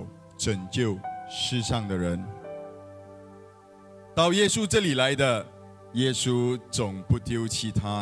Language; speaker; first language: Chinese; native; Chinese